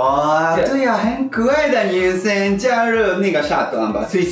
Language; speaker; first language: Chinese; non-native, learner; Japanese